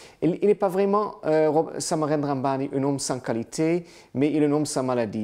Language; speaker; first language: French; non-native, learner; Dutch